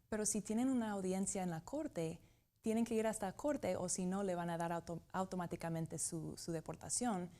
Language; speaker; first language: Spanish; non-native, fluent; English